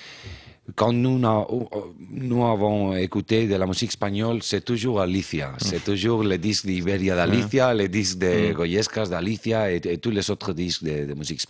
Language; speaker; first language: French; non-native, fluent; Spanish